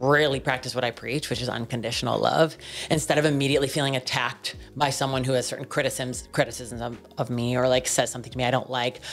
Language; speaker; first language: English; native; English